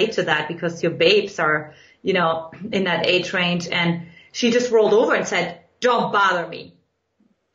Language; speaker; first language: English; non-native, fluent; German